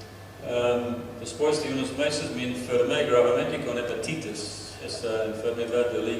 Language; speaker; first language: Spanish; non-native, fluent; English